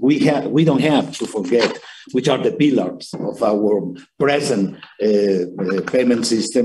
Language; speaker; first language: English; non-native, fluent; Spanish